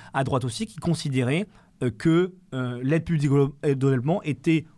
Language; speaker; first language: French; native; French